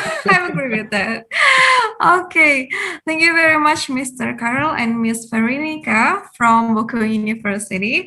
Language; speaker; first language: English; non-native, fluent; Indonesian